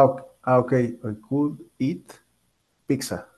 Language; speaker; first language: English; non-native, learner; Spanish